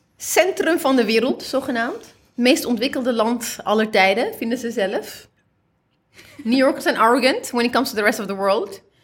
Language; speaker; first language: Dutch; early bilingual, other home language; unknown